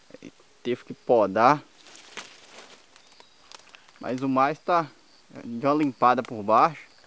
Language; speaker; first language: Portuguese; native; Portuguese